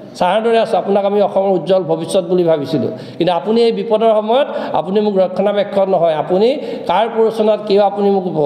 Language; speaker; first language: Assamese; non-native, local second language; Mising